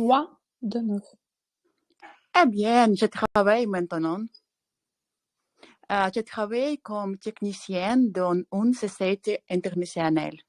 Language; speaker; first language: French; non-native, learner; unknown